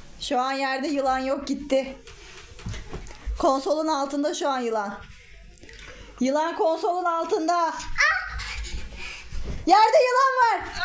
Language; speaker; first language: Turkish; native; Turkish